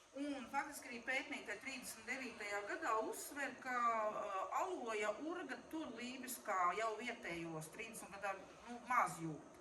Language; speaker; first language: Latvian; native; Latvian